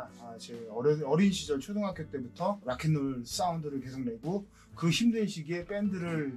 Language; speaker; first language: Korean; native; Korean